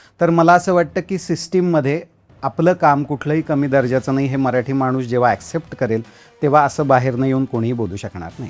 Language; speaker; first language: Marathi; native; Marathi